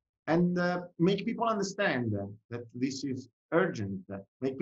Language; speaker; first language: English; non-native, fluent; Italian